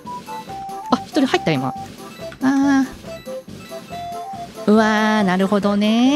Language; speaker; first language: Japanese; native; Japanese